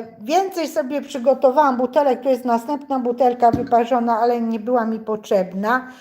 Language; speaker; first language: Polish; native; Polish